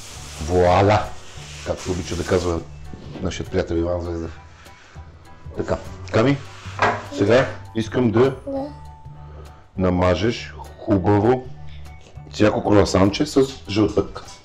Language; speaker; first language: Bulgarian; native; Bulgarian